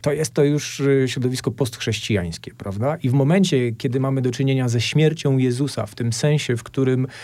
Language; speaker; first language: Polish; native; Polish